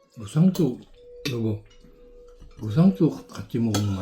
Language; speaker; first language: Korean; non-native, learner; Filipino